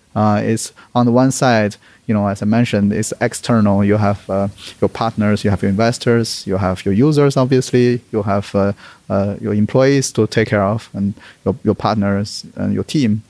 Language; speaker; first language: English; non-native, fluent; Chinese